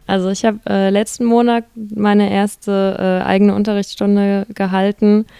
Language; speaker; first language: German; native; German